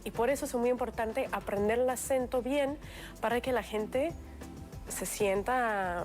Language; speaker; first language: Spanish; non-native, fluent; Russian